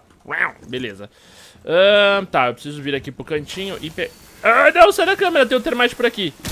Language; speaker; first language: Portuguese; native; Portuguese